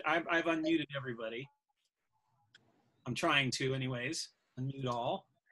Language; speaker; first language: English; native; English